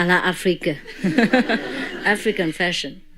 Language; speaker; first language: French; non-native, learner; Vietnamese